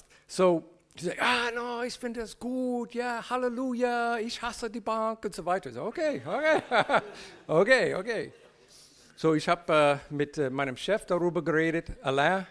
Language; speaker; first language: German; non-native, learner; English